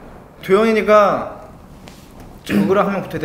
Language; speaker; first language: Korean; native; Korean